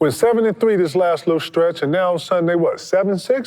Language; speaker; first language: English; native; English